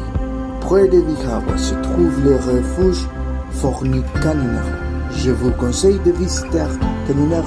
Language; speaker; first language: French; non-native, learner; Spanish